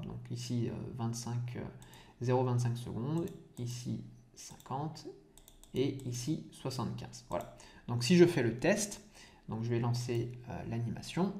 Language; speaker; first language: French; native; French